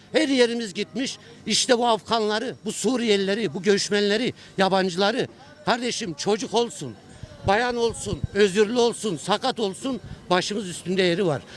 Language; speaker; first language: Turkish; native; Turkish